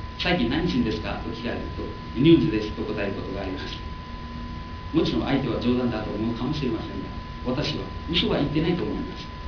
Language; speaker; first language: Japanese; non-native, fluent; Nepali